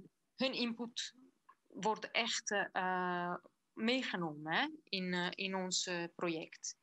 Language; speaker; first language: Dutch; non-native, fluent; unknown